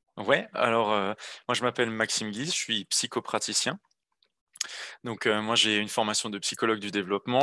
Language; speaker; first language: French; native; French